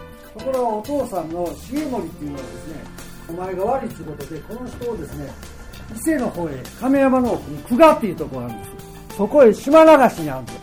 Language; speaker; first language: Japanese; native; Japanese